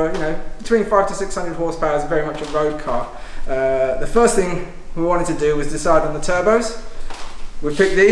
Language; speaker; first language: English; native; English